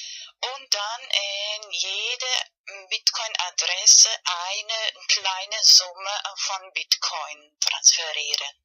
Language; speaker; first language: German; non-native, fluent; Spanish